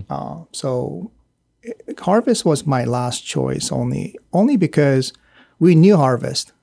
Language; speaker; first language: English; non-native, fluent; Korean